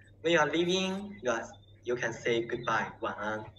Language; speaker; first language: English; non-native, learner; Chinese